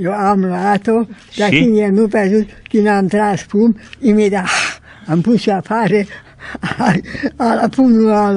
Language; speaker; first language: Romanian; non-native, local second language; Hungarian